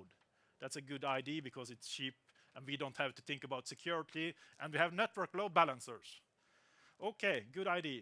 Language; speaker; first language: English; non-native, fluent; Norwegian